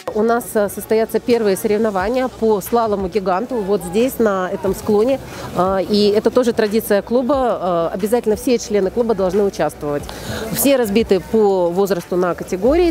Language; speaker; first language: Russian; native; Russian